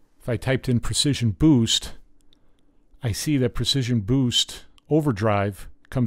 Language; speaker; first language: English; native; English